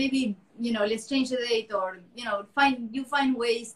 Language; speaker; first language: English; native; English